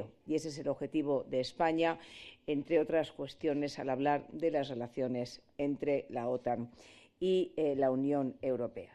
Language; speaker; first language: Spanish; native; Spanish